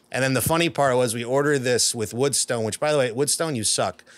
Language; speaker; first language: English; native; English